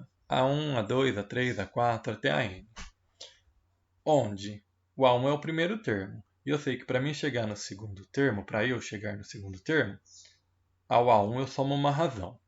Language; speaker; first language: Portuguese; native; Portuguese